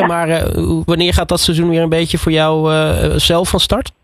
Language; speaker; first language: Dutch; native; Dutch